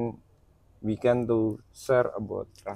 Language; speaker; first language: English; non-native, learner; Javanese